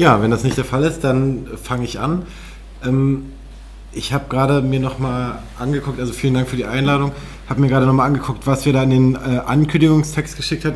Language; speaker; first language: German; native; German